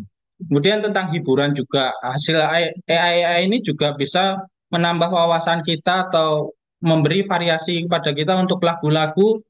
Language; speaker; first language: Indonesian; native; Indonesian